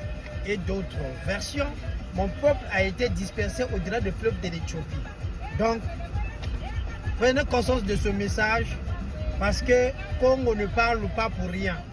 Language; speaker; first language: French; non-native, local second language; Kongo